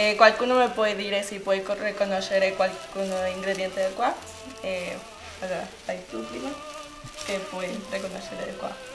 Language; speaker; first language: Italian; non-native, learner; Spanish